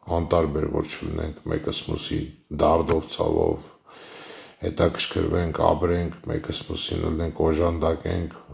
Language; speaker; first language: Armenian; native; Armenian